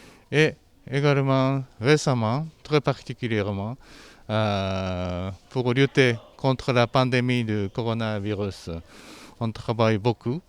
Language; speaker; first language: French; non-native, fluent; Japanese